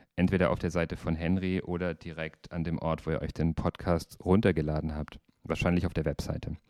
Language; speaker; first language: German; native; German